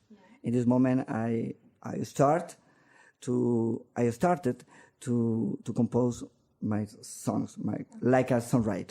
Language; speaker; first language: English; non-native, learner; Spanish